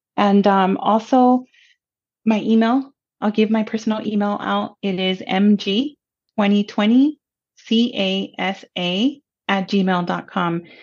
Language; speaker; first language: English; early bilingual, other home language; Spanish